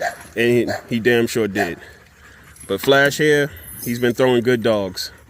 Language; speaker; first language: English; native; English